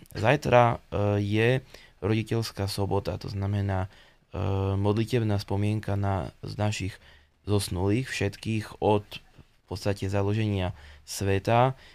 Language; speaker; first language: Slovak; native; Slovak